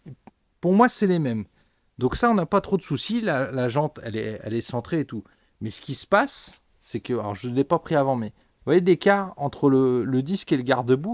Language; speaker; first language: French; native; French